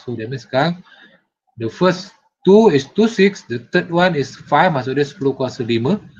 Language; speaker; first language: English; non-native, local second language; Malay